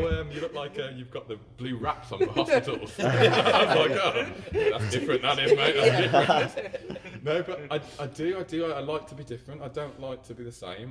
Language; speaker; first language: English; native; English